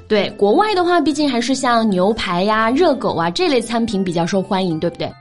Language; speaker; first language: Chinese; native; Chinese